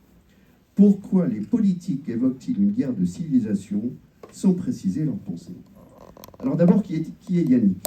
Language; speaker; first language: French; native; French